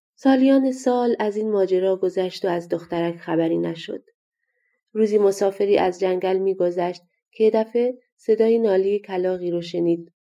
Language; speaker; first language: Persian; native; Persian